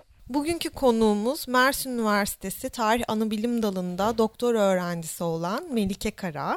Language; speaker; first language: Turkish; native; Turkish